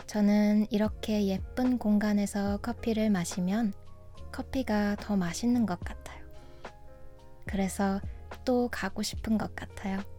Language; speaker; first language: Korean; non-native, fluent; English